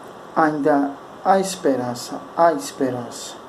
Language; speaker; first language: Portuguese; native; Portuguese